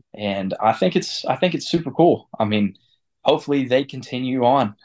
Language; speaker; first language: English; native; English